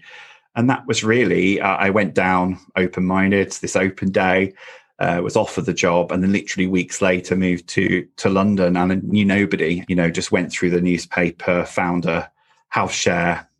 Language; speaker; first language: English; native; English